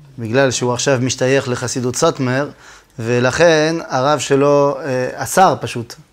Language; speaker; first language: Hebrew; non-native, fluent; French